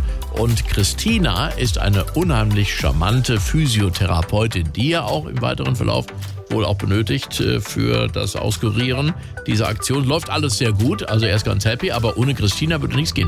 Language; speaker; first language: German; native; German